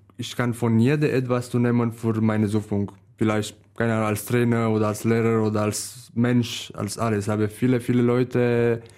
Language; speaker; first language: German; non-native, learner; Romanian